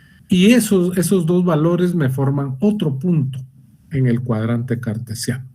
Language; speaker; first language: Spanish; native; Spanish